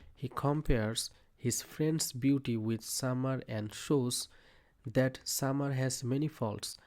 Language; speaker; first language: English; non-native, local second language; Bangla